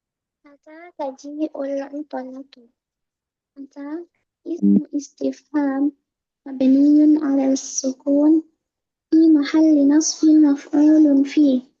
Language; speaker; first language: Arabic; non-native, learner; Indonesian